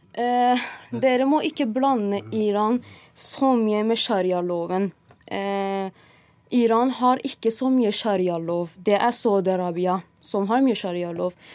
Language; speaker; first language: Norwegian; non-native, fluent; Persian